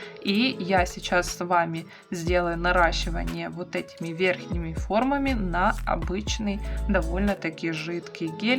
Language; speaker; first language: Russian; native; Russian